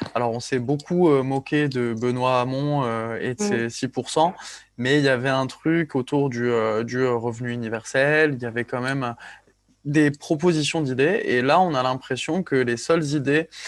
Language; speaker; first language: French; native; French